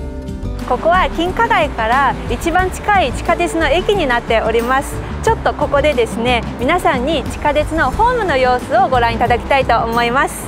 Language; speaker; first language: Japanese; non-native, fluent; Chinese